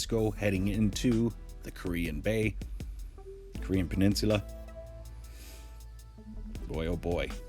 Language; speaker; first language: English; native; English